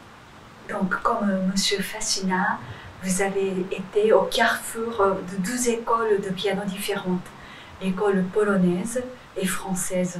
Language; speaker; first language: French; native; French